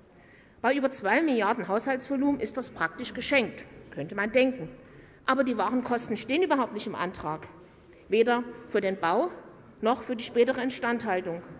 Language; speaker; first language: German; native; German